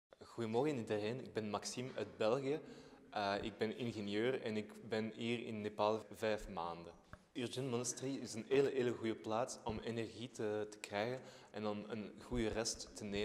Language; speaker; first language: Dutch; non-native, local second language; French